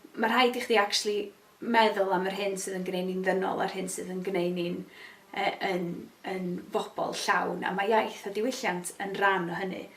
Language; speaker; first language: Welsh; native; Welsh